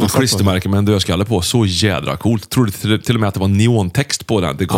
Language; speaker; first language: Swedish; native; Swedish